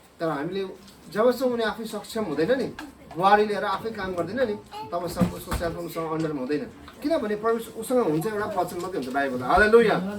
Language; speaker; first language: Nepali; native; Nepali